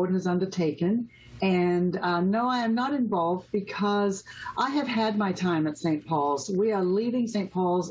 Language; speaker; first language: English; native; English